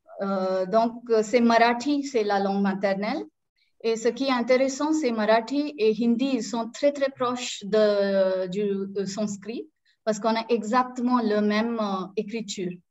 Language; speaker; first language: French; non-native, local second language; Marathi